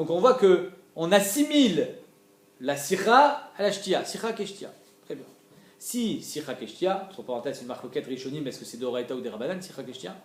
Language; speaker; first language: French; native; French